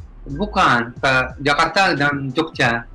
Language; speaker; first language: Indonesian; non-native, fluent; Hebrew